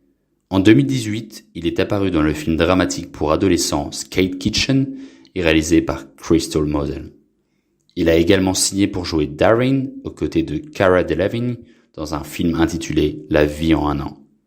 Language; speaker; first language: French; non-native, local second language; Haitian Creole